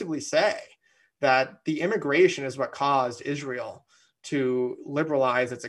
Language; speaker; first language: English; native; English